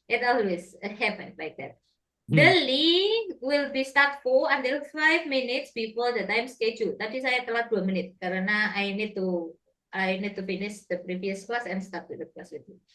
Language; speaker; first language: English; non-native, fluent; Indonesian